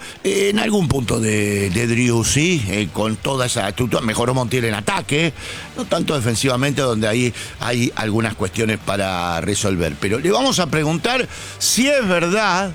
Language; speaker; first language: Spanish; native; Spanish